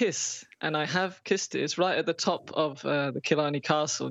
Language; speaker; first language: English; native; English